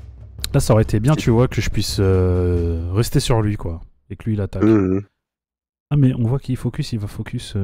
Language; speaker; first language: French; native; French